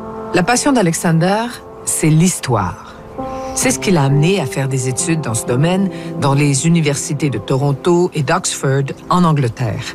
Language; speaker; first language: French; native; French